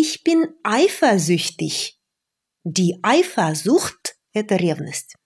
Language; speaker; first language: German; non-native, fluent; Russian